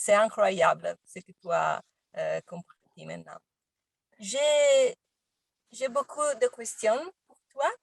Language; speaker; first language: French; non-native, learner; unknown